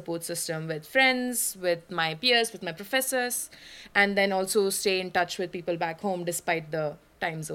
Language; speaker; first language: English; non-native, local second language; Malayalam